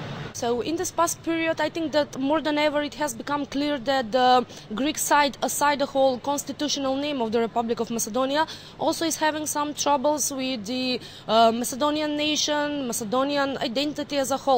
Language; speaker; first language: English; non-native, fluent; Macedonian